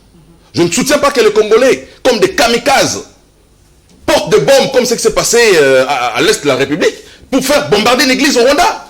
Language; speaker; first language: French; non-native, local second language; Lingala